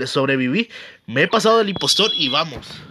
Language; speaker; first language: Spanish; native; Spanish